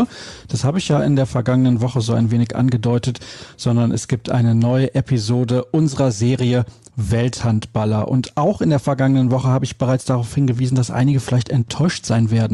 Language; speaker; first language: German; native; German